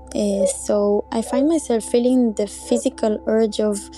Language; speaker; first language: English; non-native, fluent; Hebrew